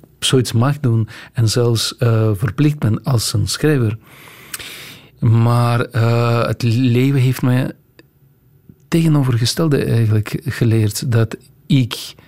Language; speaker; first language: Dutch; non-native, fluent; Russian